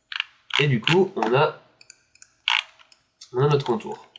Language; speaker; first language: French; native; French